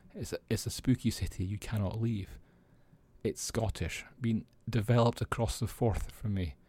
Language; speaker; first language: English; native; English